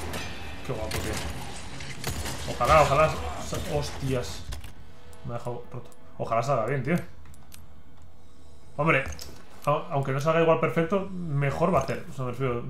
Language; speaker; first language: Spanish; native; Spanish